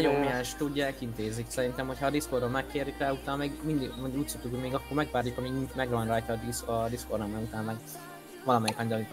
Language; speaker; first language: Hungarian; native; Hungarian